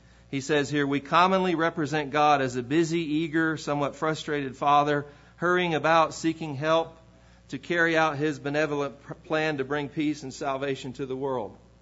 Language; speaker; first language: English; native; English